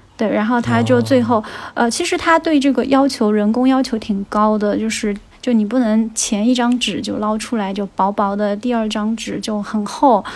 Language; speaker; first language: Chinese; native; Chinese